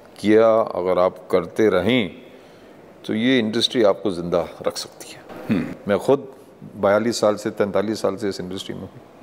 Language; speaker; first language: Hindi; non-native, local second language; English